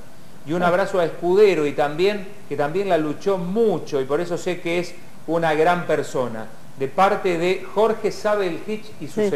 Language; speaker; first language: Spanish; native; Spanish